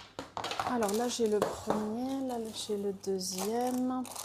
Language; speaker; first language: French; early bilingual, other home language; Portuguese